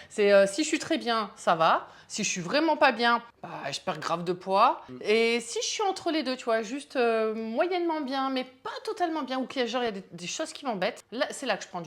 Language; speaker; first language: French; native; French